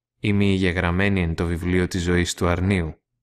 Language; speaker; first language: Greek; non-native, learner; Russian